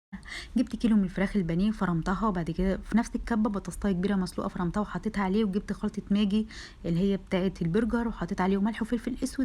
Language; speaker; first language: Arabic; native; Arabic